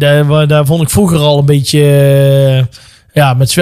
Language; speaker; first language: Dutch; native; Dutch